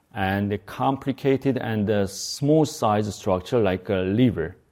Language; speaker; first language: English; non-native, fluent; Korean